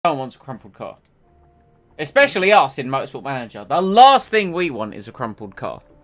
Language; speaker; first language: English; native; English